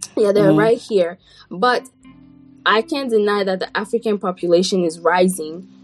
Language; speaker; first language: English; non-native, fluent; French